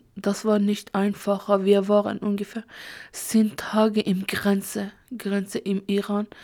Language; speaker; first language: German; non-native, learner; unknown